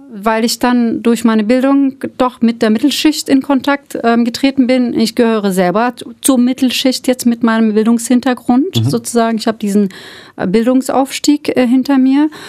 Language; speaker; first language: German; early bilingual, other home language; Turkish